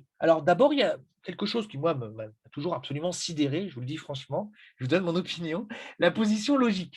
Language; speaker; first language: French; native; French